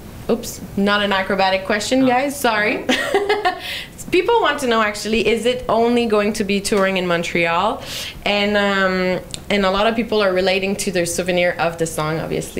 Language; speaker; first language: English; non-native, fluent; French